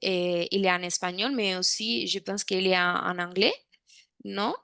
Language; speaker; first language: French; non-native, fluent; Spanish